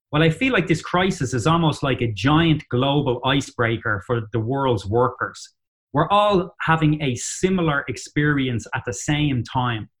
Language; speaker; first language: English; native; English